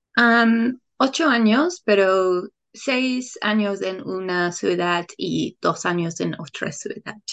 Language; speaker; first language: Spanish; non-native, learner; English